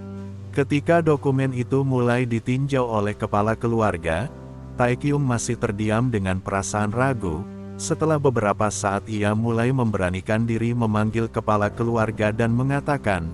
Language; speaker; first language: Indonesian; native; Indonesian